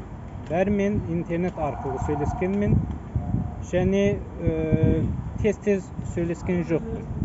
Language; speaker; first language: Kazakh; non-native, fluent; Azerbaijani